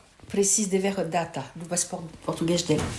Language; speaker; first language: Portuguese; early bilingual, heritage; Portuguese